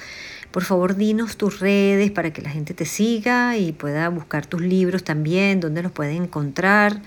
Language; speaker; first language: Spanish; native; Spanish